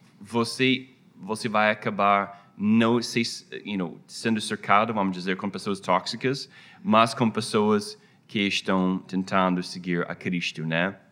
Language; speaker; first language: Portuguese; non-native, fluent; English